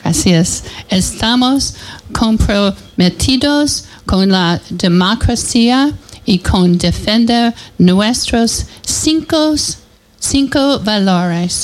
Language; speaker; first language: Spanish; non-native, learner; English